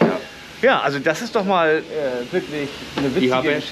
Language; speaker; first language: German; native; German